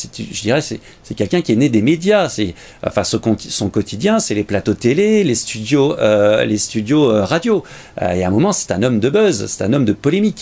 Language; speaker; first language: French; native; French